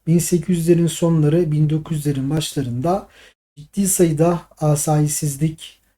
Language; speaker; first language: Turkish; native; Turkish